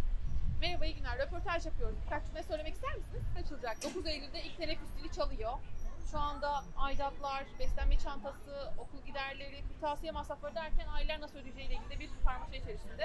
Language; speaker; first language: Turkish; native; Turkish